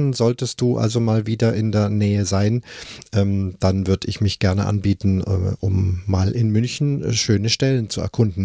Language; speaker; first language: German; native; German